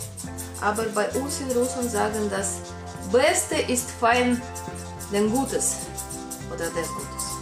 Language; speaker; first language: German; non-native, learner; Russian